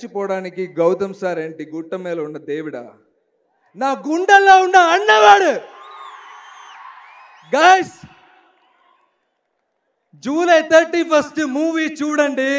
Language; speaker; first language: Telugu; non-native, learner; Malayalam